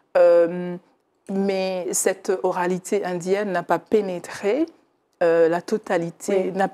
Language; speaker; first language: French; native; French